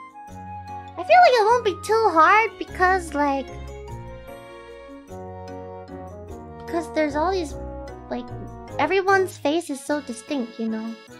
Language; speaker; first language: English; native; English